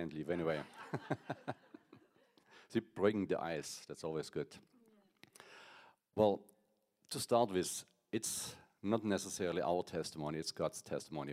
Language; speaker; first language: English; non-native, fluent; German